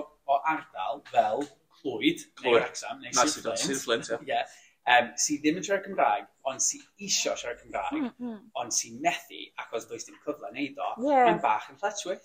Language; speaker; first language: English; native; English